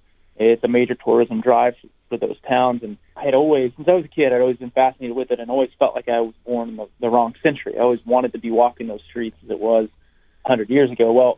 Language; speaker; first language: English; native; English